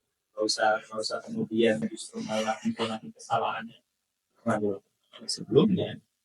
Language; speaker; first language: Indonesian; native; Indonesian